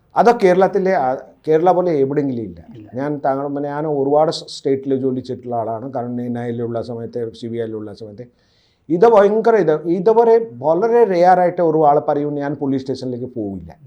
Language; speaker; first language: Malayalam; non-native, local second language; Odia